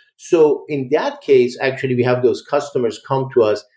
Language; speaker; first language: English; early bilingual, other home language; Persian